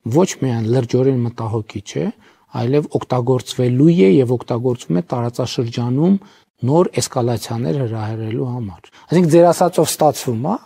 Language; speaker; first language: Armenian; native; Armenian